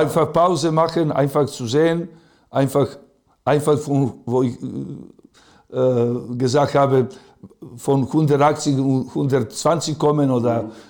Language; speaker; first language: German; non-native, fluent; Serbian